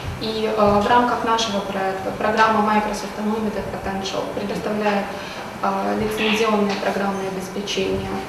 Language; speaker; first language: Russian; native; Russian